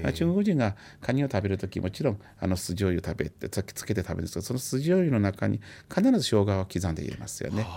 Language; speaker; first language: Japanese; non-native, fluent; Chinese